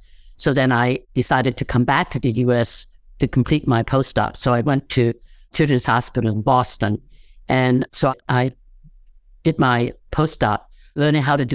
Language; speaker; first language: English; non-native, local second language; Cantonese